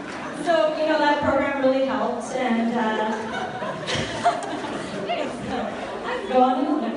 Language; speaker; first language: English; native; English